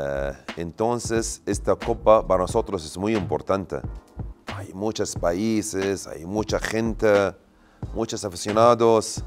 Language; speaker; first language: Spanish; non-native, learner; Arabic